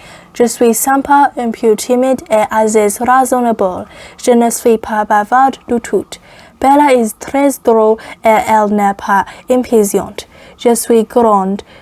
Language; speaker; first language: French; non-native, learner; Cantonese